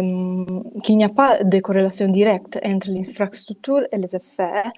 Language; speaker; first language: French; non-native, fluent; Italian